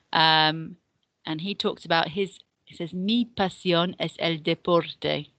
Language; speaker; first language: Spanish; non-native, fluent; English